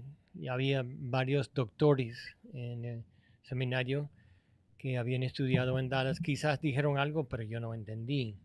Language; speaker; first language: Spanish; non-native, fluent; English